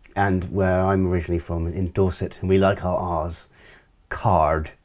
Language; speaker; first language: English; native; English